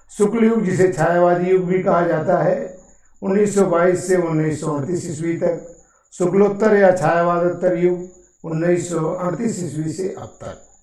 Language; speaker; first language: Hindi; native; Hindi